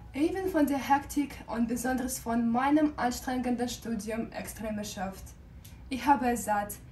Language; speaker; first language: German; non-native, fluent; Russian